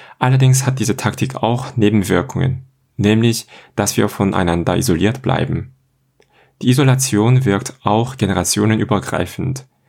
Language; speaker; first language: German; non-native, fluent; Korean